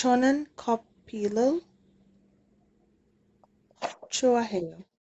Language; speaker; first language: Korean; non-native, learner; English